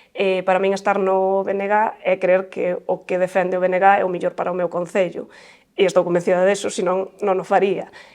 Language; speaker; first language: Galician; native; Galician